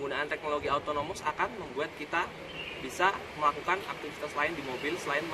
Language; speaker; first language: Indonesian; native; Indonesian